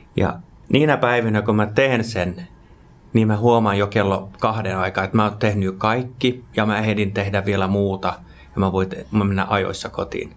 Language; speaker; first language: Finnish; non-native, local second language; Swedish